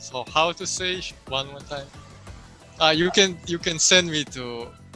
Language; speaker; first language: English; non-native, fluent; Russian